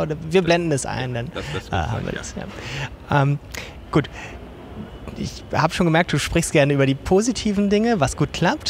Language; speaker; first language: German; native; German